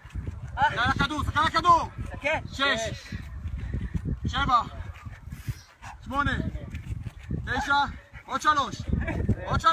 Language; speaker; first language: Hebrew; native; Hebrew